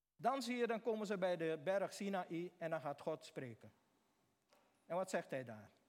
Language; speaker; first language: Dutch; native; Dutch